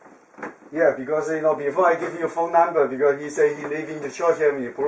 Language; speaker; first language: English; non-native, learner; Chinese